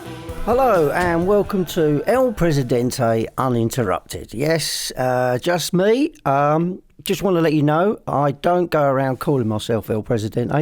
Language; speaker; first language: English; native; English